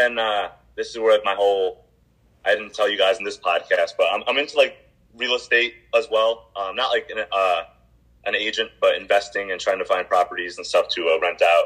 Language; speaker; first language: English; native; English